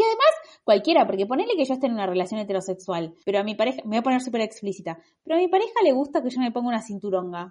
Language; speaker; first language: Spanish; native; Spanish